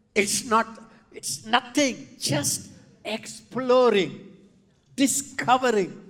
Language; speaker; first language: English; non-native, local second language; Tamil